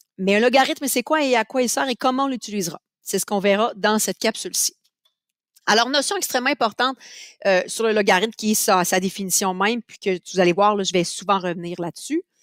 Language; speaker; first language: French; native; French